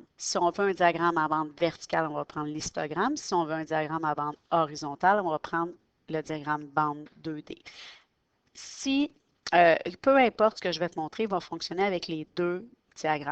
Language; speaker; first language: French; native; French